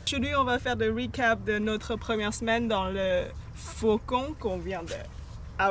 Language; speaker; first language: French; non-native, learner; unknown